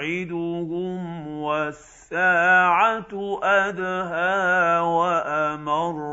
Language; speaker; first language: Arabic; native; Arabic